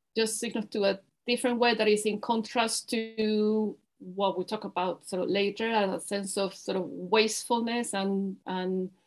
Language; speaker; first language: English; non-native, fluent; Spanish